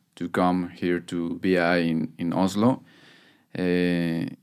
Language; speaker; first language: English; non-native, fluent; Spanish